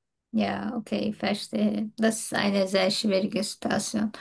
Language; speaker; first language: German; non-native, learner; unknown